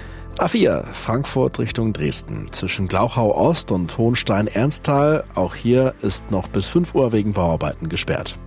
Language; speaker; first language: German; native; German